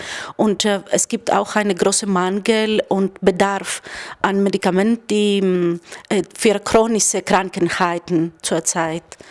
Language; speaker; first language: German; non-native, fluent; Greek